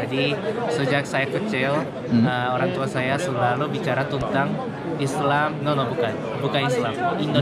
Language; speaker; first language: Indonesian; non-native, learner; Japanese